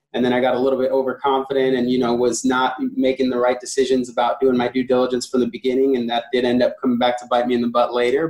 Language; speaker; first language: English; native; English